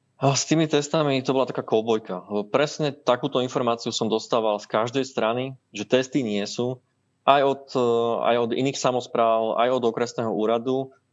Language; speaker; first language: Slovak; native; Slovak